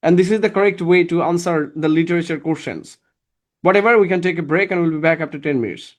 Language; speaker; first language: English; non-native, local second language; Bangla